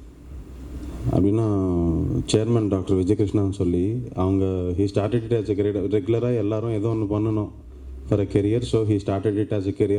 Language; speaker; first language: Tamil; non-native, local second language; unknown